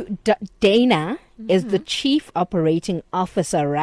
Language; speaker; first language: English; non-native, local second language; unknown